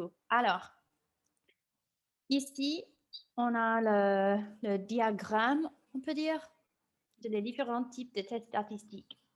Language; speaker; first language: French; non-native, fluent; English